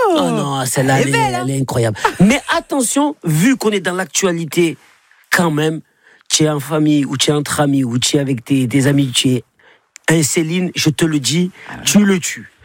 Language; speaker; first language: French; native; French